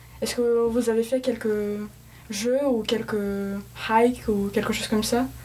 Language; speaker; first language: French; non-native, fluent; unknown